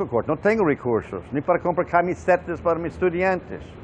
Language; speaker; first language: Portuguese; non-native, fluent; English